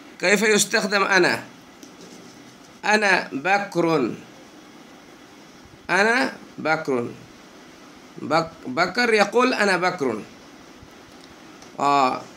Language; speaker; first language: Arabic; non-native, fluent; Bangla